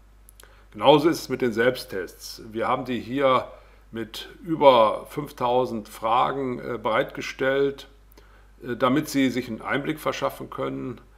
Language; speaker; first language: German; native; German